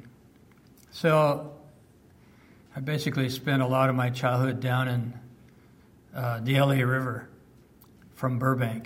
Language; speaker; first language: English; early bilingual, other home language; French